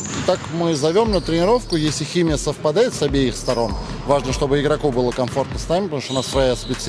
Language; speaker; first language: Russian; native; Russian